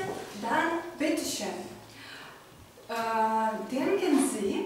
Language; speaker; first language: German; non-native, fluent; Ukrainian